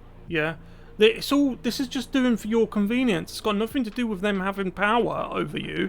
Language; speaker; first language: English; native; English